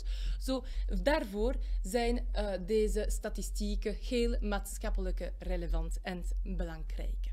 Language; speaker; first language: Dutch; non-native, local second language; French